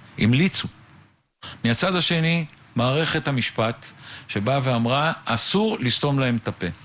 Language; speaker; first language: Hebrew; native; Hebrew